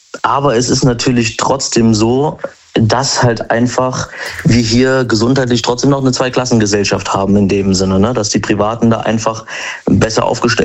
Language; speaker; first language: German; native; German